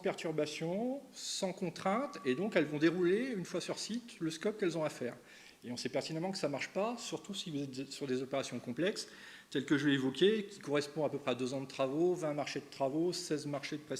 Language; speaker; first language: French; native; French